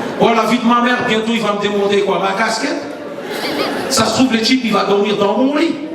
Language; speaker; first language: French; non-native, local second language; Lingala